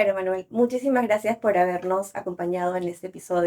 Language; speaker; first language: Spanish; native; Spanish